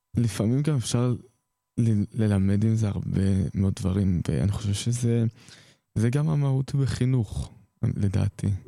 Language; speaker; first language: Hebrew; native; Hebrew